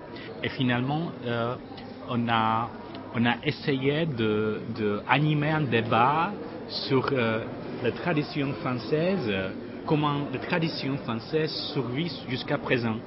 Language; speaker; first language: French; non-native, fluent; Czech